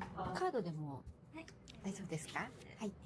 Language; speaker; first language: Japanese; native; Japanese